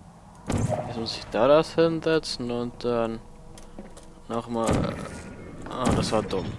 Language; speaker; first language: German; native; German